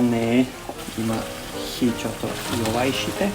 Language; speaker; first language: Japanese; non-native, learner; Serbian